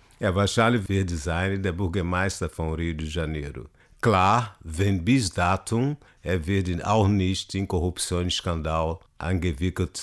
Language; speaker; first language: German; non-native, learner; Portuguese